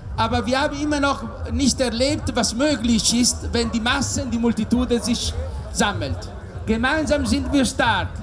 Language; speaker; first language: German; non-native, learner; Italian